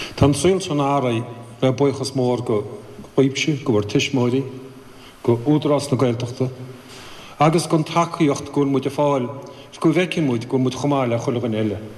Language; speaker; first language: Irish; native; Irish